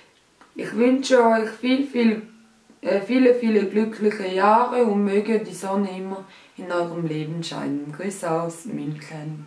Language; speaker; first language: German; early bilingual, other home language; Albanian